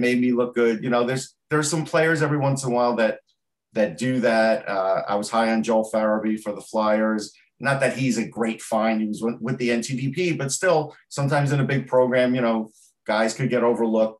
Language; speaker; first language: English; native; English